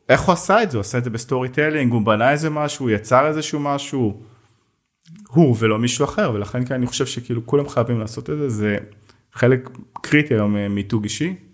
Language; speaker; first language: Hebrew; native; Hebrew